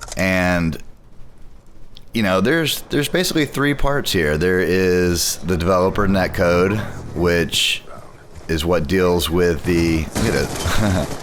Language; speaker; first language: English; native; English